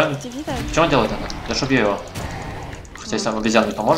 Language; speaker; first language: Russian; native; Russian